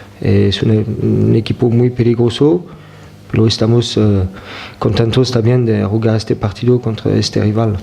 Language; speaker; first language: Spanish; non-native, fluent; French